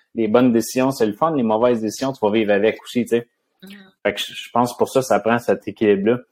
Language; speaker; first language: French; native; French